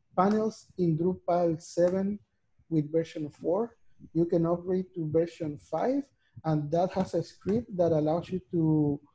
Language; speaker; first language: English; non-native, fluent; Spanish